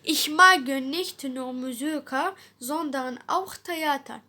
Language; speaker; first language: German; non-native, learner; Arabic